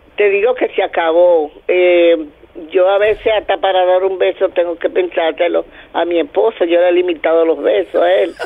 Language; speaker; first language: Spanish; native; Spanish